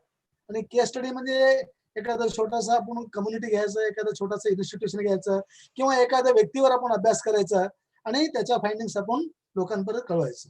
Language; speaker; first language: Marathi; non-native, local second language; Kannada